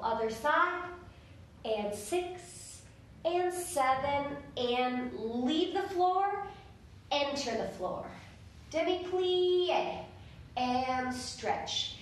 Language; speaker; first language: English; native; English